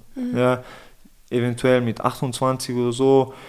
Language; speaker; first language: German; native; German